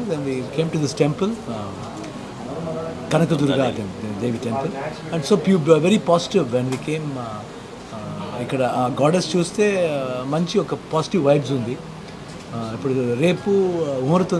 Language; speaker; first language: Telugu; non-native, learner; Kannada